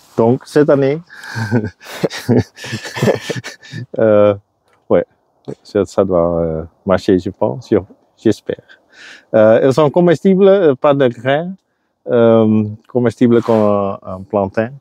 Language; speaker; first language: French; non-native, local second language; Dutch